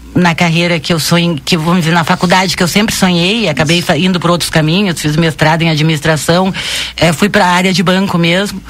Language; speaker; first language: Portuguese; native; Portuguese